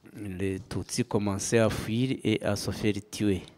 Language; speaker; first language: French; non-native, local second language; Kinyarwanda